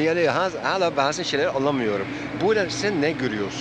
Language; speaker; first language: Turkish; non-native, fluent; Dutch